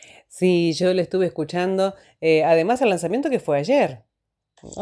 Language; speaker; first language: Spanish; native; Spanish